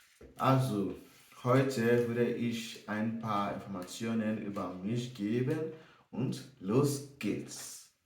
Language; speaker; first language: German; non-native, learner; English